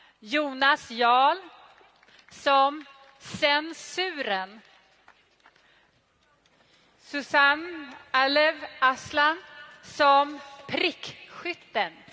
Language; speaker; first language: Swedish; native; Swedish